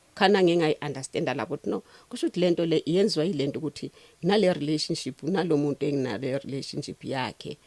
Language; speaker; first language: Zulu; non-native, local second language; Xhosa